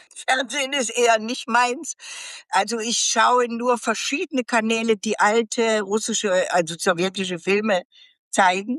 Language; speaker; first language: German; native; German